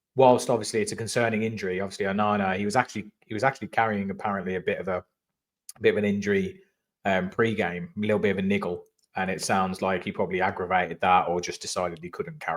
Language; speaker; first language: English; native; English